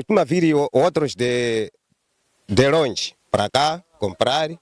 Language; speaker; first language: Portuguese; non-native, local second language; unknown